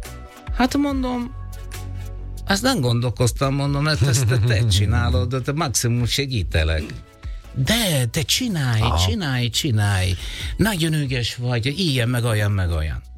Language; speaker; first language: Hungarian; non-native, learner; Italian